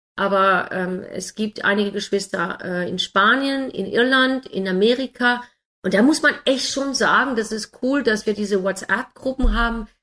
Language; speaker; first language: German; non-native, fluent; English